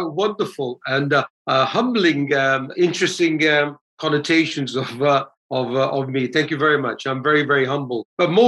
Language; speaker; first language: English; native; English